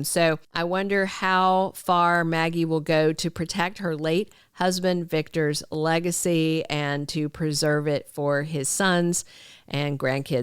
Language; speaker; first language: English; native; English